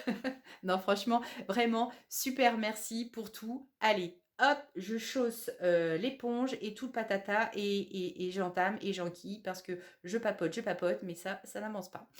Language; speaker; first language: French; native; French